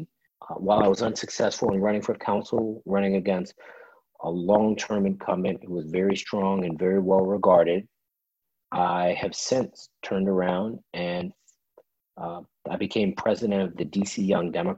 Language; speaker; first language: English; native; English